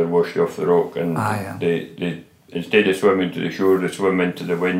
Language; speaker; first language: English; native; English